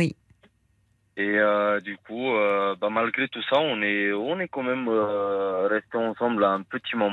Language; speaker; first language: French; non-native, fluent; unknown